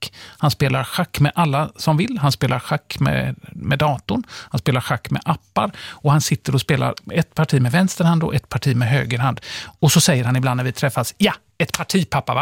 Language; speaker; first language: Swedish; native; Swedish